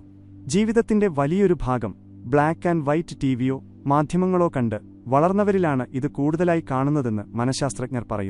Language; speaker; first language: Malayalam; native; Malayalam